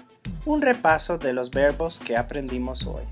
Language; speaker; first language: Spanish; non-native, fluent; English